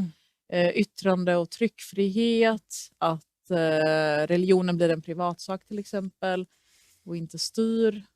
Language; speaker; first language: Swedish; early bilingual, other home language; Persian